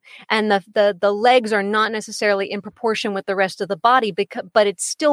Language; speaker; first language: English; native; English